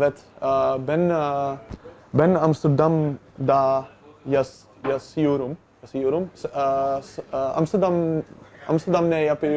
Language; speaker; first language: Turkish; non-native, learner; Dutch